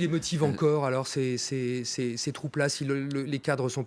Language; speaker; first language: French; native; French